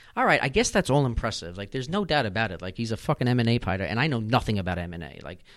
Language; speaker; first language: English; native; English